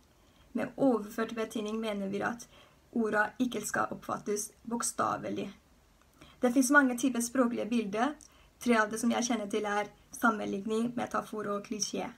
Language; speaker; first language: Norwegian; non-native, fluent; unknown